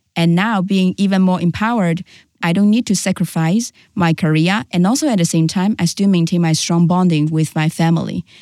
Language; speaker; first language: English; non-native, fluent; Chinese